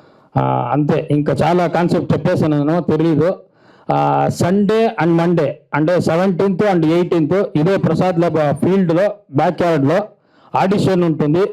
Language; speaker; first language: Telugu; non-native, learner; Kannada